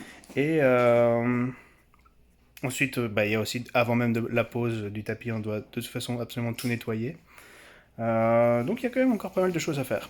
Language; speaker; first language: French; native; French